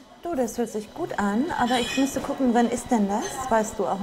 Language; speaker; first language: German; native; German